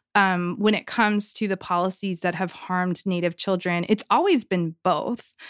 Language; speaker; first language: English; native; English